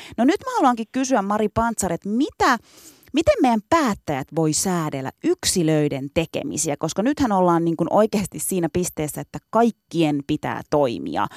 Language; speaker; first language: Finnish; early bilingual, other home language; Turkish